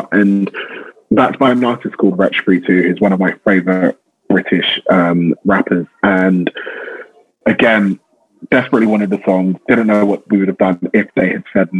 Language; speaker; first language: English; native; English